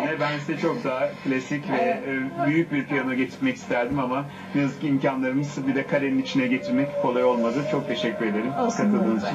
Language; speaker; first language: Turkish; native; Turkish